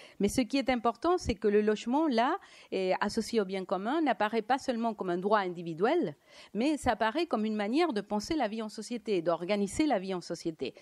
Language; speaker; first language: French; non-native, fluent; Spanish